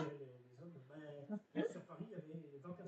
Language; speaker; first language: French; native; French